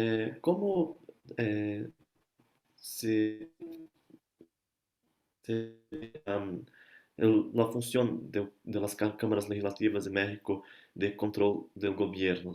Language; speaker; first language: Spanish; non-native, learner; Portuguese